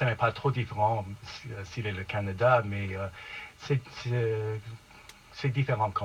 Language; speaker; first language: French; non-native, fluent; English